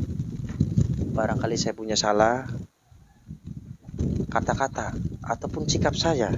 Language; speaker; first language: Indonesian; native; Indonesian